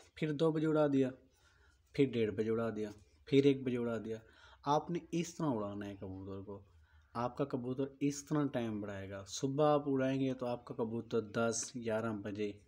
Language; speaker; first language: Urdu; non-native, local second language; Punjabi